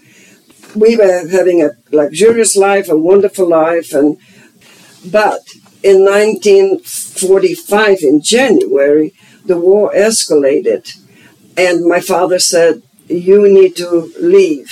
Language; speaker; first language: English; non-native, fluent; German